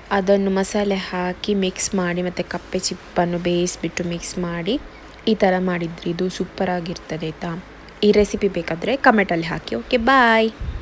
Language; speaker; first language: Kannada; non-native, local second language; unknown